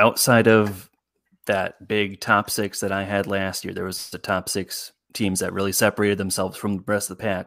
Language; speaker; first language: English; native; English